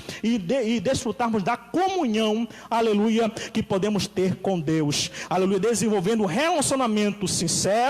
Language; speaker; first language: Portuguese; native; Portuguese